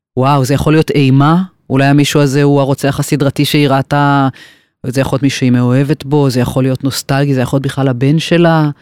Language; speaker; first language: Hebrew; native; Hebrew